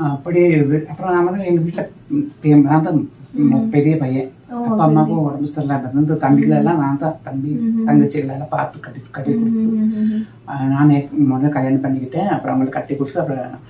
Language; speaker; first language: Tamil; non-native, local second language; Malayalam